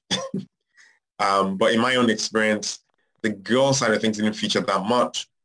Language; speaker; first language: English; non-native, local second language; Yoruba